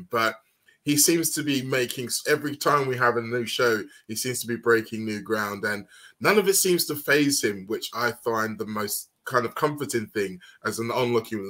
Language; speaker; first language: English; native; English